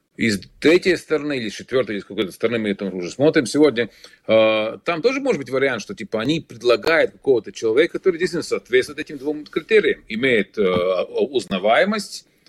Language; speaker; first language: Russian; non-native, local second language; Latvian